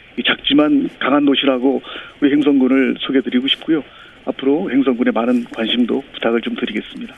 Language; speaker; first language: Korean; native; Korean